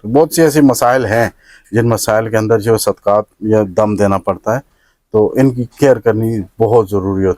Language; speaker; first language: Urdu; native; Urdu